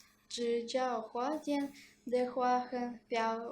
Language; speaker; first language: Chinese; non-native, learner; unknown